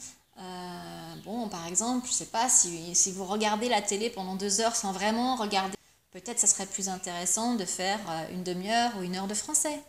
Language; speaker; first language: French; native; French